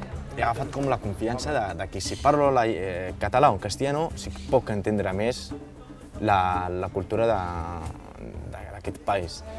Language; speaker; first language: Catalan; non-native, fluent; Berber languages